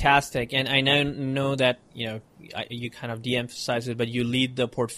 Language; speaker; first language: English; non-native, local second language; Hindi